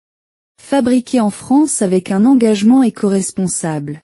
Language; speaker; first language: French; non-native, learner; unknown